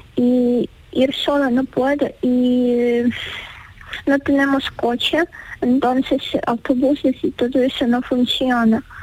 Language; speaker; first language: Spanish; non-native, fluent; Ukrainian